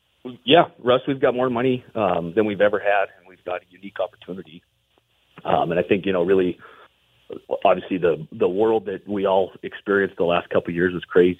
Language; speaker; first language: English; native; English